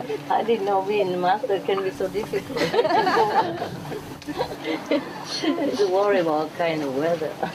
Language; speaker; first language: English; non-native, fluent; Vietnamese